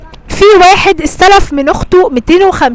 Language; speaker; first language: Arabic; native; Arabic